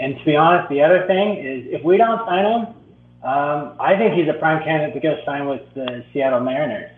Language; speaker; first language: English; native; English